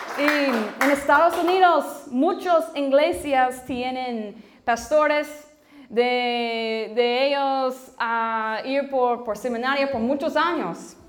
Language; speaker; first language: Spanish; non-native, learner; English